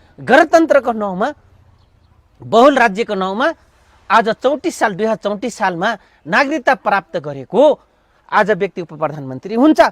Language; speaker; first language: Nepali; non-native, local second language; Dangaura Tharu